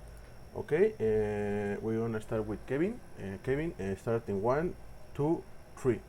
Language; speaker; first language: English; non-native, learner; Spanish